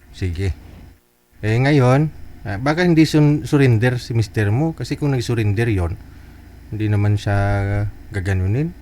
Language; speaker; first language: Filipino; native; Filipino